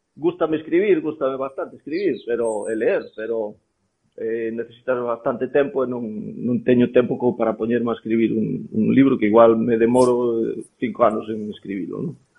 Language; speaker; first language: Galician; native; Galician